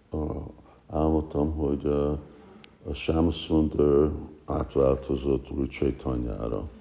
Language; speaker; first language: Hungarian; early bilingual, heritage; Hungarian